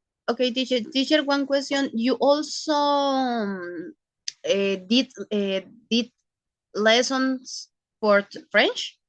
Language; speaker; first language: English; non-native, learner; Spanish